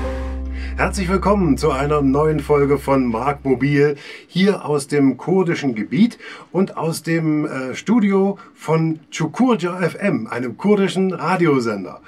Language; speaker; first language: German; native; German